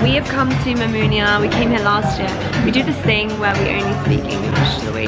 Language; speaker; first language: English; early bilingual, other home language; Persian